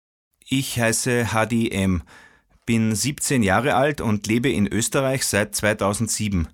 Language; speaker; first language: German; non-native, fluent; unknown